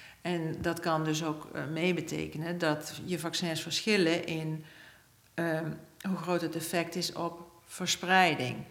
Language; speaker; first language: Dutch; native; Dutch